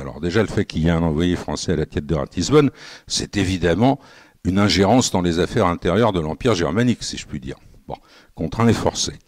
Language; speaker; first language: French; native; French